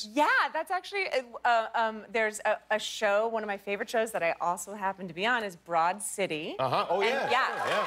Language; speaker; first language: English; native; English